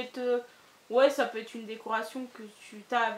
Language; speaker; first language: French; native; French